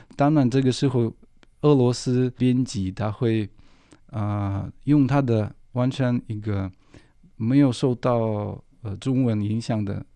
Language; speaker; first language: Chinese; non-native, fluent; Russian